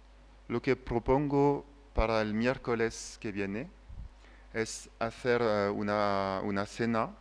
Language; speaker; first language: Spanish; non-native, fluent; French